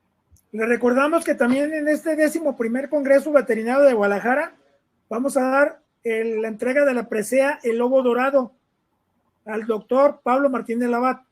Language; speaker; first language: Spanish; native; Spanish